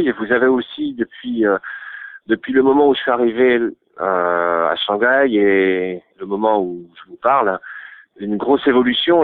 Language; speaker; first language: French; native; French